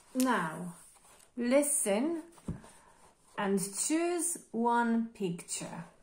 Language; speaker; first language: English; non-native, fluent; Polish